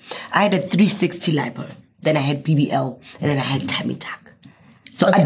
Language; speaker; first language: English; non-native, local second language; Southern Sotho